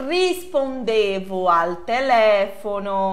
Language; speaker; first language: Italian; non-native, fluent; Portuguese